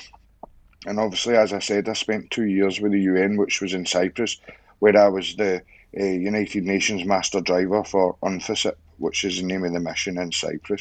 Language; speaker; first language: English; native; English